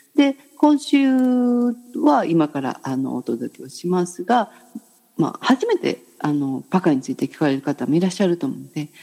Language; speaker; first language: Japanese; native; Japanese